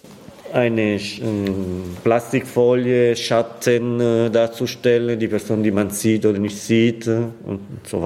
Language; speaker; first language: German; non-native, fluent; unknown